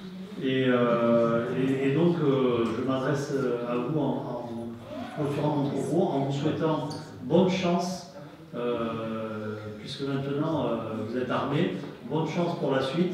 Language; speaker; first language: French; native; French